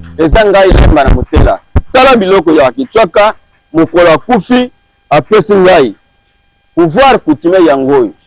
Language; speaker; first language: Lingala; non-native, local second language; Kituba (Democratic Republic of Congo)